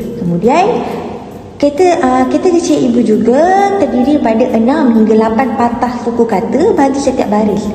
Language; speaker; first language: Malay; native; Malay